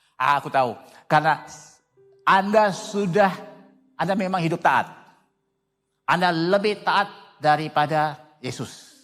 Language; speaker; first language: Indonesian; non-native, fluent; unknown